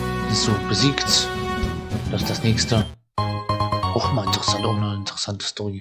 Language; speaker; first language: German; native; German